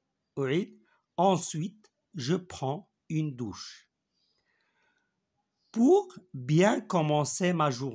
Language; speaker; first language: French; non-native, local second language; Arabic